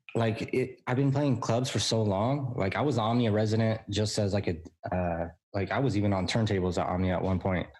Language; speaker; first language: English; native; English